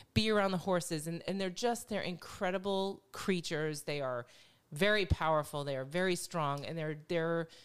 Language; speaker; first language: English; native; English